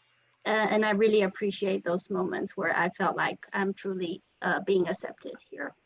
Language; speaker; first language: English; non-native, fluent; Chinese